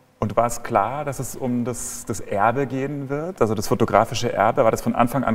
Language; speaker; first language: German; native; German